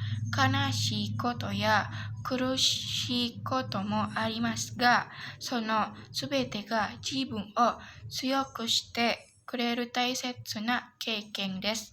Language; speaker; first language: Japanese; non-native, learner; Indonesian